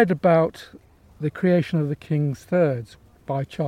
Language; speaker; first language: English; native; English